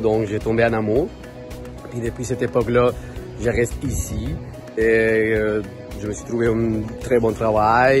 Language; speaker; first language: French; non-native, fluent; Spanish